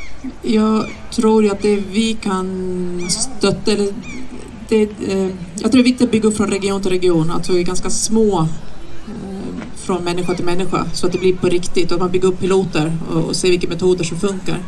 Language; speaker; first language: Swedish; native; Swedish